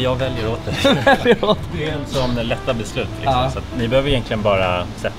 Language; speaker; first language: Swedish; native; Swedish